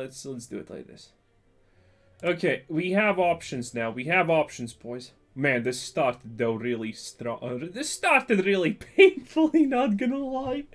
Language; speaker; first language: English; non-native, fluent; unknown